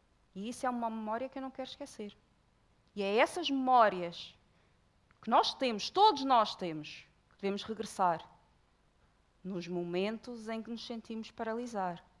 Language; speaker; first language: Portuguese; native; Portuguese